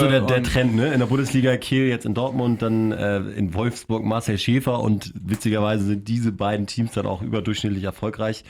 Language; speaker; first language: German; native; German